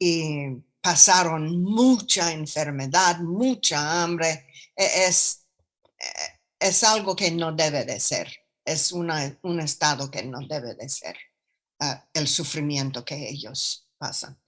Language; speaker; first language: Spanish; non-native, fluent; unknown